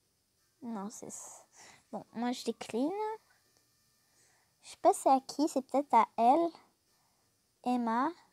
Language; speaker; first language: French; native; French